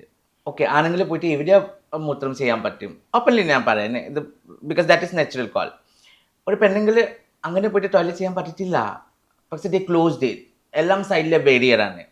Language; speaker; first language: Malayalam; non-native, fluent; Assamese